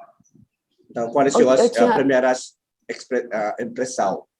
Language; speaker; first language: Portuguese; non-native, learner; Filipino